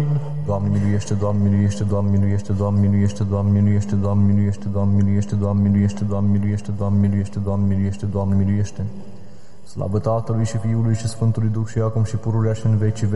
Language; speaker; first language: Romanian; native; Romanian